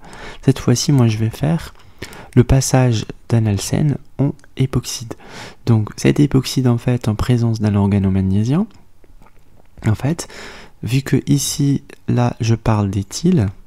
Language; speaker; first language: French; native; French